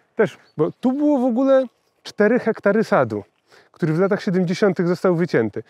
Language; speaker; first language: Polish; native; Polish